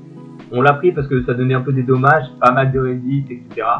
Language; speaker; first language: French; native; French